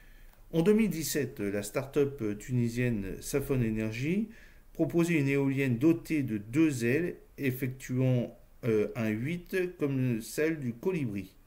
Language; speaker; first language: French; native; French